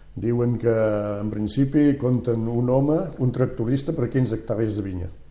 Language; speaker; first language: Catalan; non-native, local second language; French